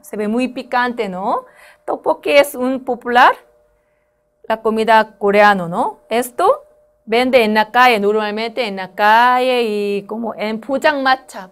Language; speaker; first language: Spanish; non-native, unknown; Korean